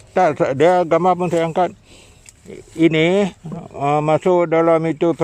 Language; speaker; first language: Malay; non-native, local second language; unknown